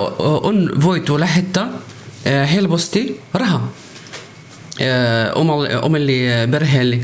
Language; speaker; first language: Finnish; non-native, learner; Arabic